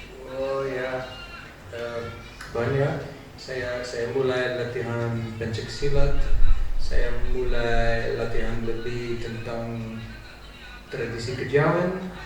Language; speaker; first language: Indonesian; non-native, learner; Dutch